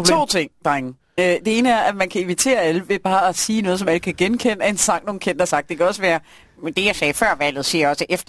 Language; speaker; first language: Danish; native; Danish